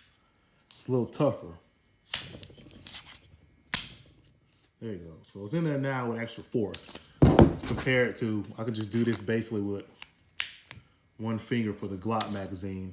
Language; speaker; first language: English; native; English